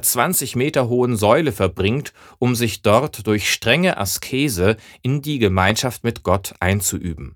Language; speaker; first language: German; native; German